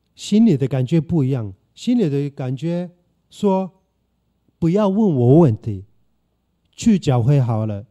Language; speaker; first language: Chinese; non-native, fluent; Turkish